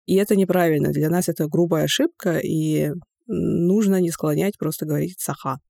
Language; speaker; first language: Russian; non-native, local second language; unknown